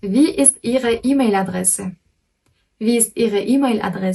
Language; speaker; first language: German; non-native, fluent; Kyrgyz